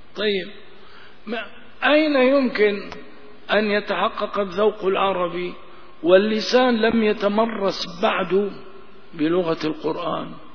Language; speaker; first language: Arabic; non-native, local second language; Kurdish